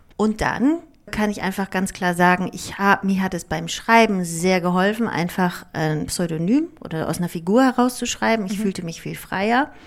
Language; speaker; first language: German; early bilingual, other home language; Greek